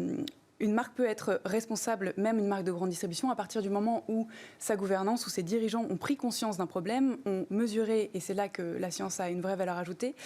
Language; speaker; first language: French; native; French